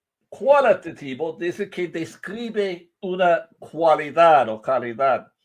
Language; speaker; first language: Spanish; non-native, fluent; English